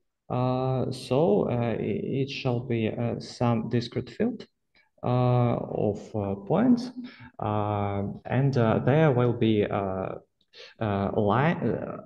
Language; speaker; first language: English; non-native, fluent; Russian